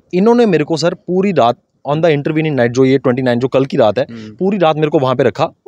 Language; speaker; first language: Hindi; native; Hindi